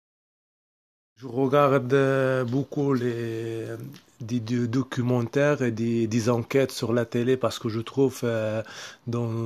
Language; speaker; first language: French; non-native, learner; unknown